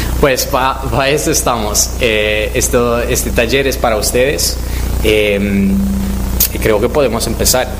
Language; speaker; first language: Spanish; non-native, fluent; Italian